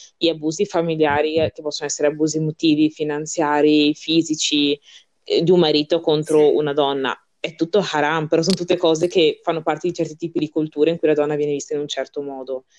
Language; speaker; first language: Italian; early bilingual, other home language; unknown